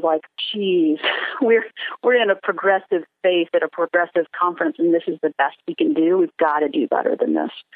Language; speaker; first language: English; native; English